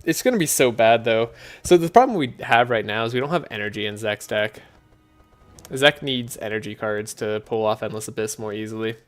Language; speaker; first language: English; native; English